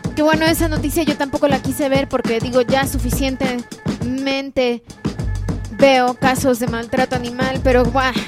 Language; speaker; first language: Spanish; native; Spanish